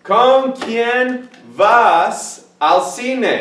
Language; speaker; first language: Spanish; non-native, fluent; English